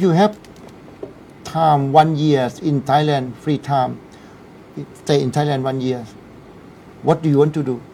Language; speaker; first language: English; non-native, learner; Thai